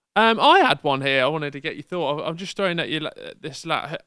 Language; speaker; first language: English; native; English